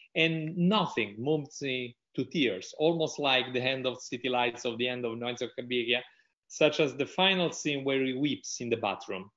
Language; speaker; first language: English; non-native, fluent; Italian